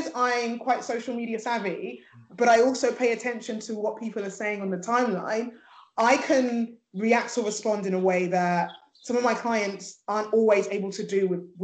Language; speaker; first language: English; early bilingual, other home language; Yoruba